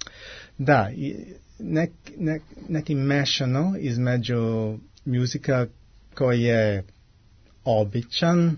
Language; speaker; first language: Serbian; non-native, learner; English